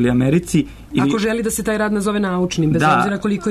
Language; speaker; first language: Serbian; native; Serbian